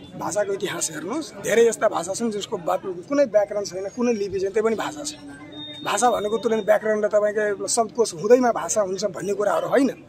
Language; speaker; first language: Nepali; non-native, local second language; Maithili